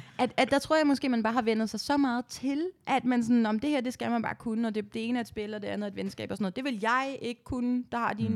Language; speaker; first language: Danish; native; Danish